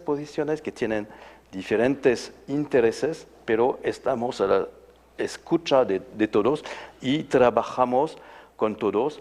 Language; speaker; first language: Spanish; non-native, fluent; French